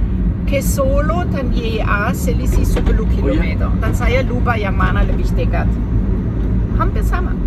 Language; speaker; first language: Indonesian; non-native, fluent; German